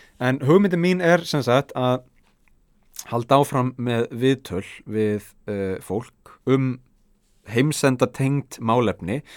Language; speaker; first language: Icelandic; native; Icelandic